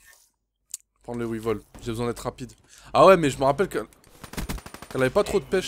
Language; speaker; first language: French; native; French